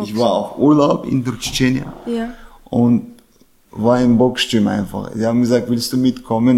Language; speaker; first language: German; non-native, fluent; Chechen